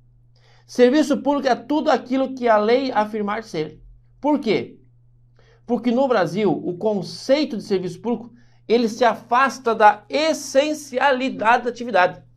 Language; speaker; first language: Portuguese; native; Portuguese